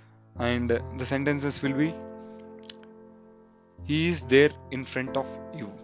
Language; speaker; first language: English; non-native, local second language; Kannada